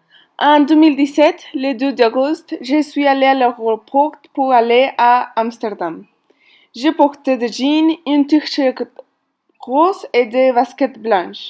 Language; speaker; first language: French; non-native, learner; Spanish